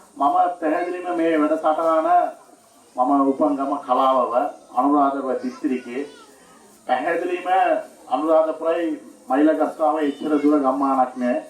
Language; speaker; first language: Sinhala; non-native, local second language; Tamil